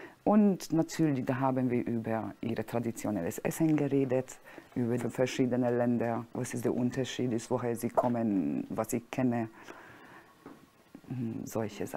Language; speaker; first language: German; non-native, fluent; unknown